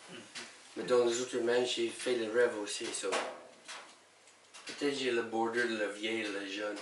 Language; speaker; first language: French; non-native, learner; English